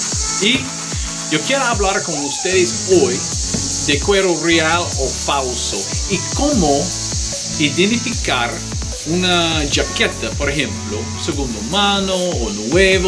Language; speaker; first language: Spanish; non-native, learner; English